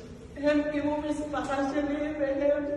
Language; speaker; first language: Hebrew; non-native, learner; Filipino